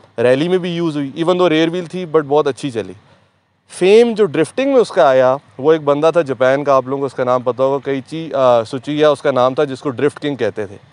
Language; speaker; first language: Urdu; native; Urdu